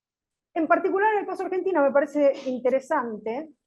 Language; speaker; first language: Spanish; native; Spanish